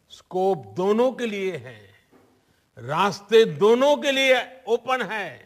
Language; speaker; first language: Hindi; non-native, local second language; Gujarati